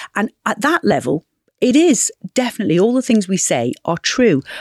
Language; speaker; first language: English; native; English